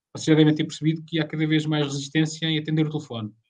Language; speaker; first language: Portuguese; native; Portuguese